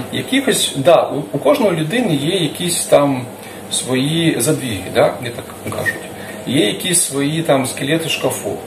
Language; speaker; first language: Ukrainian; non-native, local second language; Russian